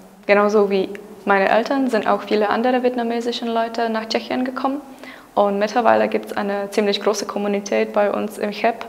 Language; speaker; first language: German; non-native, fluent; Czech